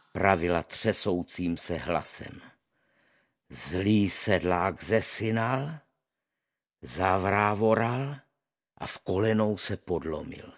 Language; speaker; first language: Czech; native; Czech